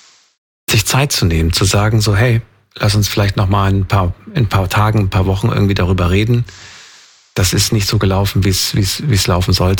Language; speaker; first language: German; native; German